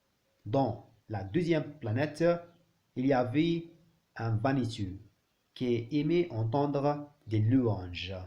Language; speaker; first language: French; non-native, learner; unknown